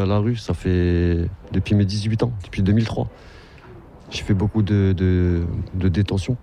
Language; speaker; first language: French; native; French